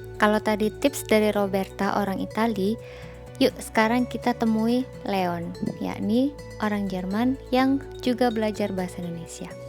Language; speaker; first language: Indonesian; native; Indonesian